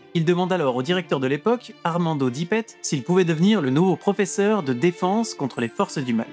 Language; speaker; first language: French; native; French